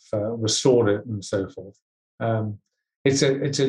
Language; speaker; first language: English; native; English